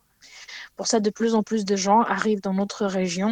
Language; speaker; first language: French; non-native, fluent; Ukrainian